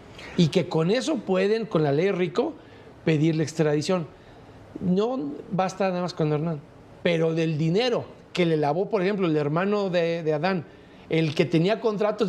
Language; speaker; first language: Spanish; native; Spanish